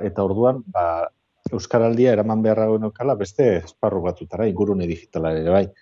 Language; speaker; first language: Basque; native; Basque